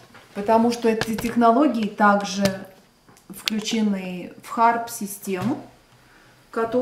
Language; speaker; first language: Russian; non-native, local second language; Latvian